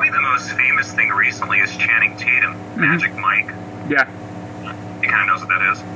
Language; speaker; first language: English; native; English